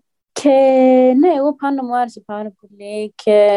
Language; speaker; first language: Greek; early bilingual, heritage; Greek